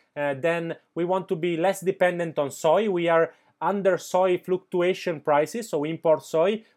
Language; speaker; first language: English; non-native, fluent; Italian